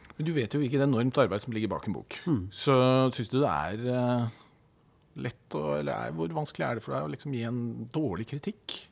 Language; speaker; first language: Norwegian; native; Norwegian